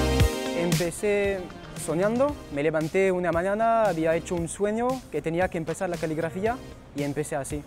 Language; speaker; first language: Spanish; early bilingual, heritage; French